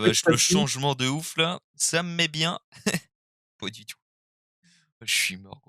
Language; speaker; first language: French; native; French